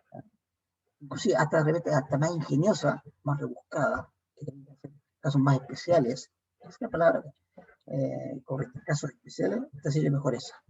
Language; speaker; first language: Spanish; native; Spanish